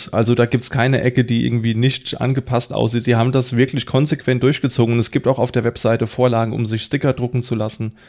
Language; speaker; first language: German; native; German